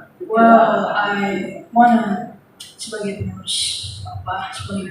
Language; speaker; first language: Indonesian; early bilingual, heritage; Indonesian